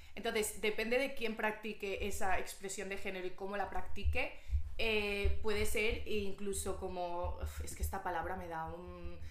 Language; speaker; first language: Spanish; native; Spanish